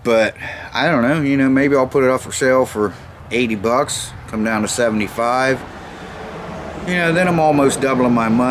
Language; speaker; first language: English; native; English